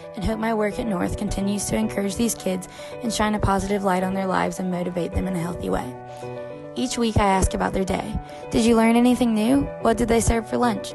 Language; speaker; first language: English; native; English